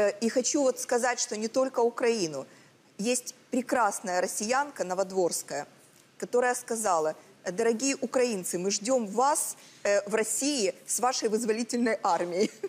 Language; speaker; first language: Russian; native; Russian